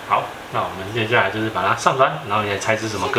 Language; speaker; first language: Chinese; native; Chinese